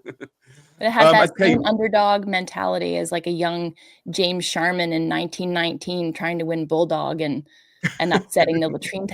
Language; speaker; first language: English; native; English